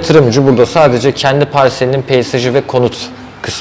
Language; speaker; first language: Turkish; native; Turkish